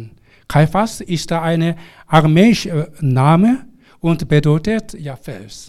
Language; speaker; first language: German; non-native, fluent; Korean